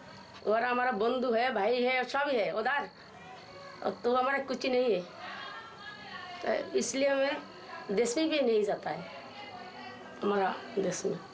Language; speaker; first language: Hindi; non-native, local second language; Bangla